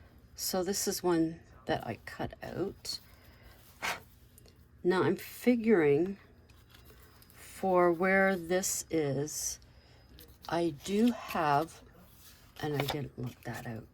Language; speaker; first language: English; native; English